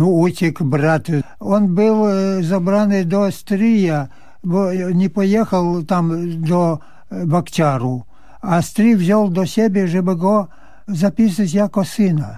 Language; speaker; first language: Polish; early bilingual, heritage; Polish